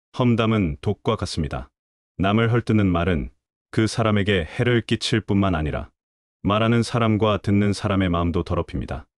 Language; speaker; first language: Korean; native; Korean